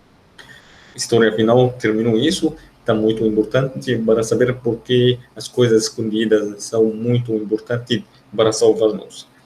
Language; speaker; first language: Portuguese; non-native, fluent; Arabic